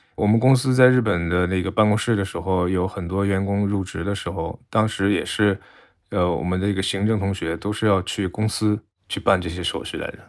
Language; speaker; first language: Chinese; non-native, fluent; Japanese